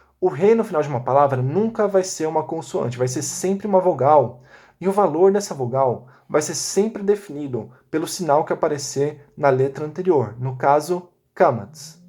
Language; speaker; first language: Portuguese; native; Portuguese